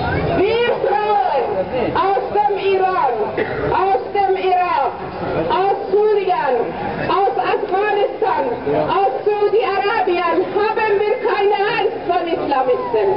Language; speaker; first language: German; non-native, fluent; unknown